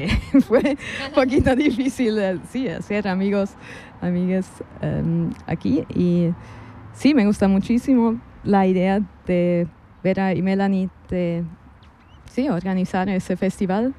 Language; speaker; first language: Spanish; non-native, fluent; German